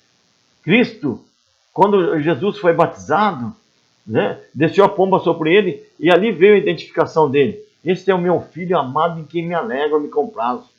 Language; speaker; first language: Portuguese; native; Portuguese